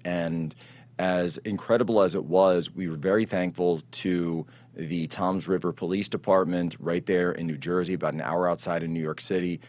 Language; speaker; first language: English; native; English